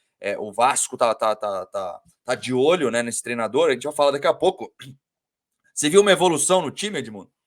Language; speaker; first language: Portuguese; native; Portuguese